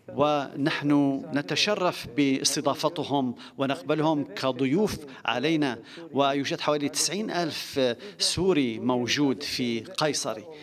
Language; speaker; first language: Arabic; non-native, fluent; Turkish